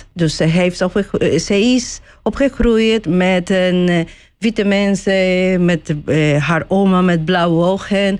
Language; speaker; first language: Dutch; non-native, learner; Spanish